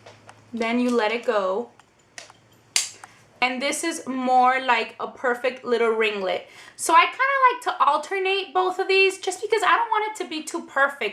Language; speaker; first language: English; native; English